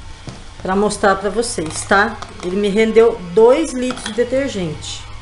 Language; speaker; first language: Portuguese; native; Portuguese